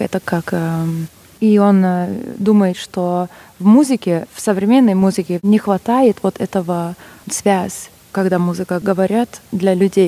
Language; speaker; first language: Russian; non-native, fluent; Lithuanian